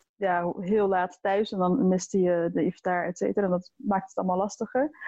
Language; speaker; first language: Dutch; native; Dutch